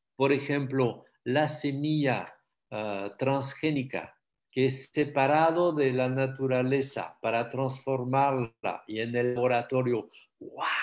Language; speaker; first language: Spanish; non-native, fluent; French